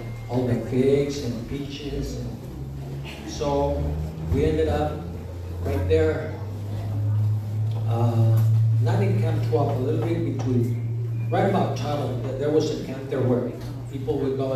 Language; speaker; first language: English; early bilingual, other home language; Spanish